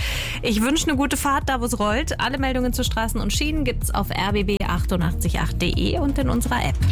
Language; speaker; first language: German; native; German